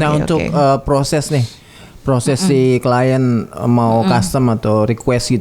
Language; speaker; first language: Indonesian; native; Indonesian